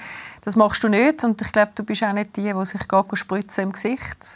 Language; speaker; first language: German; native; German